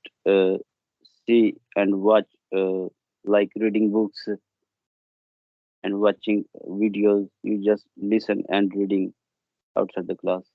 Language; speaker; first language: English; non-native, learner; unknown